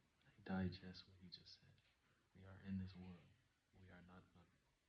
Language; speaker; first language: English; native; English